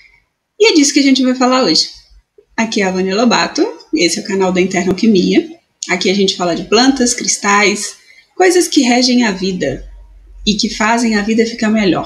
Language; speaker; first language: Portuguese; native; Portuguese